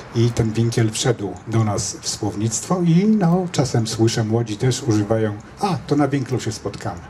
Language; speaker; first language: Polish; native; Polish